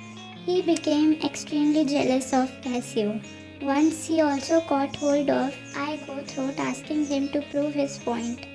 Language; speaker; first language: English; non-native, local second language; Hindi